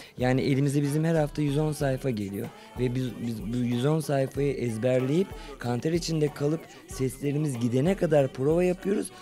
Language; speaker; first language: Turkish; native; Turkish